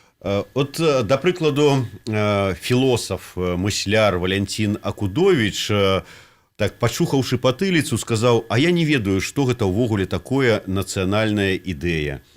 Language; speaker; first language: Belarusian; native; Belarusian